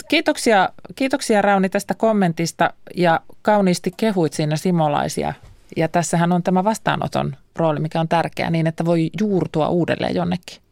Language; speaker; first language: Finnish; native; Finnish